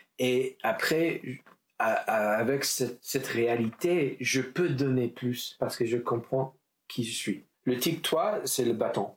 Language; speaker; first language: French; non-native, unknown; English